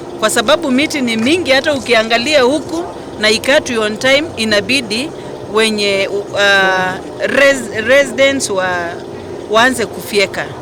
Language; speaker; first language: Swahili; native; Swahili